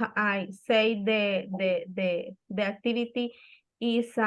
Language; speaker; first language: English; non-native, learner; Spanish